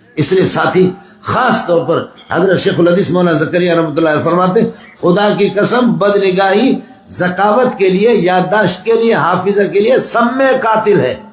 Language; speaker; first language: Urdu; non-native, local second language; Baluchi